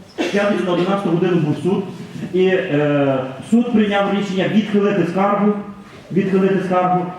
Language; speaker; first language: Ukrainian; native; Ukrainian